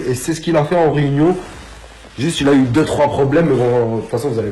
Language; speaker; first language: French; native; French